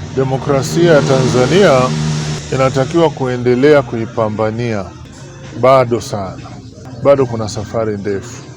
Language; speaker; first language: Swahili; native; Swahili